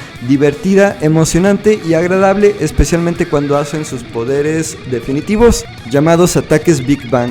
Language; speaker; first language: Spanish; native; Spanish